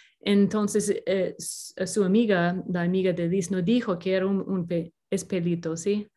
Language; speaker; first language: Spanish; non-native, learner; English